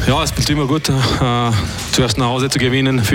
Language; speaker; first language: German; non-native, local second language; French